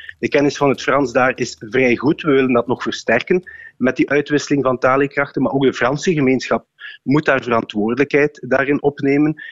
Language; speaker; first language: Dutch; native; Dutch